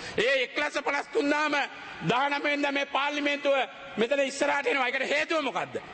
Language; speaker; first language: Sinhala; native; Sinhala